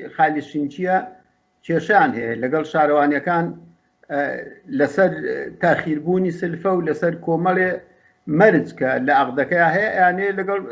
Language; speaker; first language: Central Kurdish; native; Central Kurdish